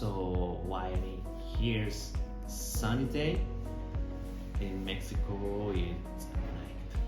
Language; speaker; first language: English; non-native, learner; Spanish